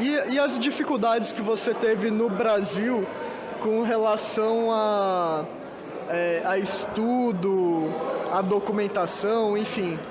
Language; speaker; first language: Portuguese; native; Portuguese